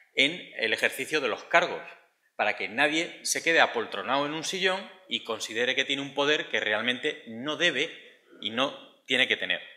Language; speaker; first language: Spanish; native; Spanish